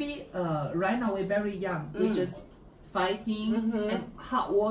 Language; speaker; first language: English; non-native, learner; Chinese